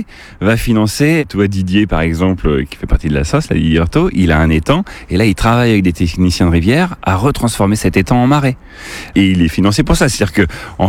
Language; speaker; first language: French; native; French